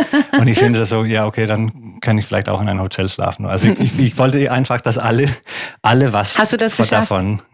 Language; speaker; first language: German; non-native, fluent; Danish